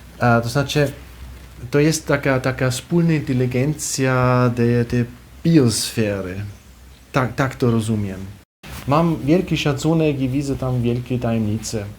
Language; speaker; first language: Polish; non-native, fluent; German